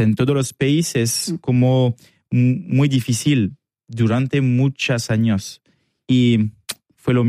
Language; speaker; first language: Spanish; non-native, learner; French